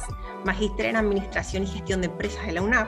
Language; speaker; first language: Spanish; native; Spanish